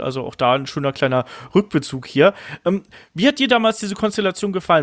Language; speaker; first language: German; native; German